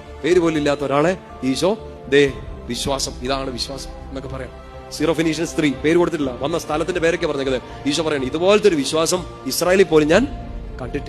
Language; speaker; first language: Malayalam; native; Malayalam